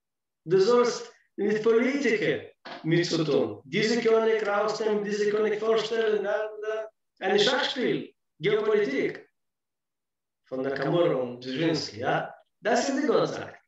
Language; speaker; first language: German; non-native, fluent; Russian